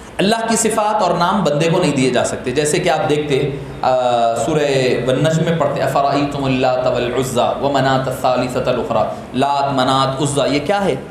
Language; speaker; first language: Urdu; native; Urdu